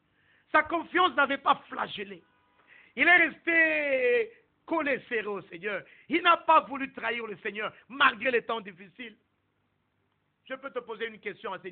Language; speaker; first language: French; non-native, local second language; Lingala